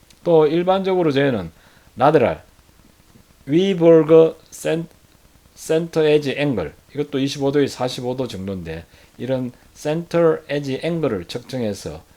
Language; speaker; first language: Korean; native; Korean